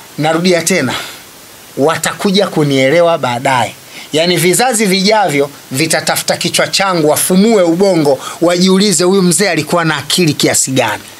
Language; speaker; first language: Swahili; native; Swahili